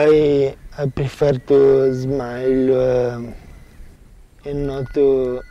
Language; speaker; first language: English; non-native, learner; Italian